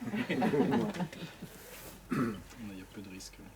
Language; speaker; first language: French; native; French